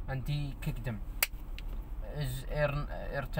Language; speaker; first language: English; non-native, learner; Arabic